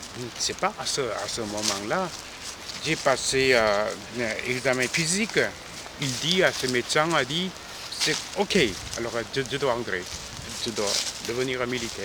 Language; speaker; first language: French; non-native, fluent; Korean